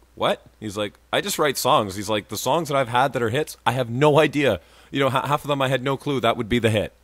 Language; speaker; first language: English; native; English